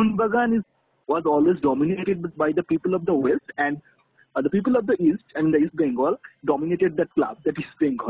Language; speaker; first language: English; non-native, local second language; Bangla